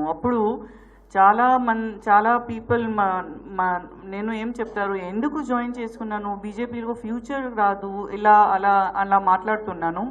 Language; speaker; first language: Telugu; non-native, local second language; Gujarati